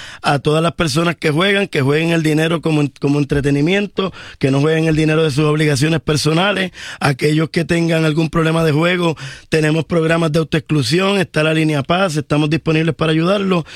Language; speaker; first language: Spanish; native; Spanish